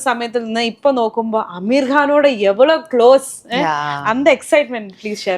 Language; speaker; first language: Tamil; non-native, learner; Malayalam